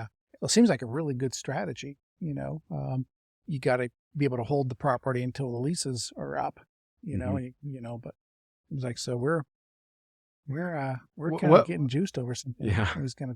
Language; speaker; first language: English; native; English